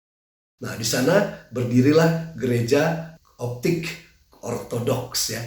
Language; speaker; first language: Indonesian; native; Indonesian